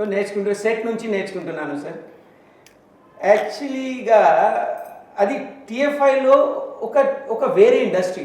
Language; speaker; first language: Telugu; non-native, learner; Hindi